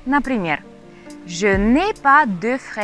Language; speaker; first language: French; non-native, fluent; Russian